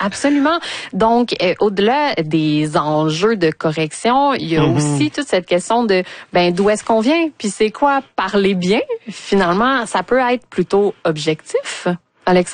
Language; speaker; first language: French; native; French